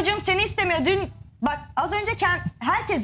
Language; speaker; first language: Turkish; native; Turkish